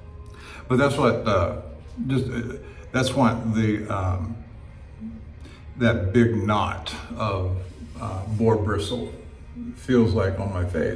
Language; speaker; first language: English; native; English